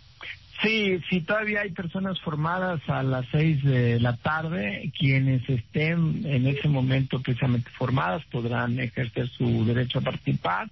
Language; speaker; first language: Spanish; native; Spanish